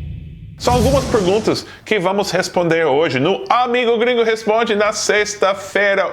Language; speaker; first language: Portuguese; non-native, fluent; English